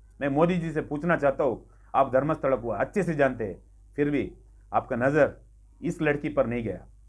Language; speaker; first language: Hindi; non-native, local second language; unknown